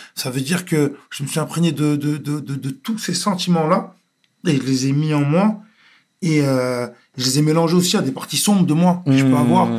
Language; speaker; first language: French; native; French